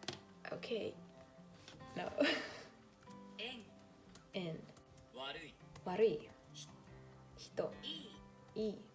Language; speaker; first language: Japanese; non-native, learner; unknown